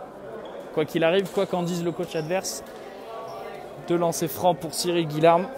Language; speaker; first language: French; native; French